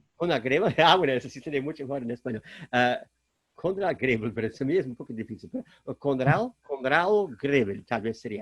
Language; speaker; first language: Spanish; non-native, fluent; German